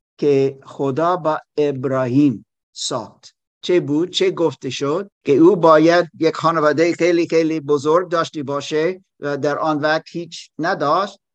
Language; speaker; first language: Persian; non-native, learner; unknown